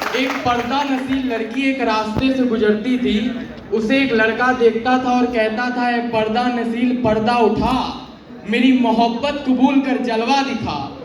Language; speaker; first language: Hindi; native; Hindi